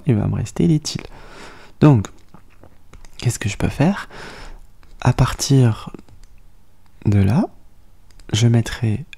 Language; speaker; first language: French; native; French